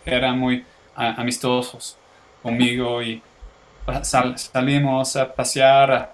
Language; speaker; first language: Spanish; early bilingual, heritage; English